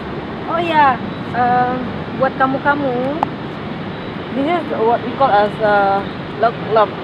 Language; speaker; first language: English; non-native, learner; Indonesian